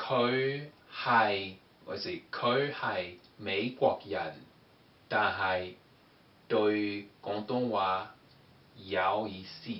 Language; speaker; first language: Cantonese; non-native, learner; English